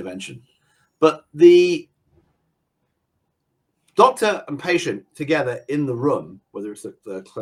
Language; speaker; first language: English; native; English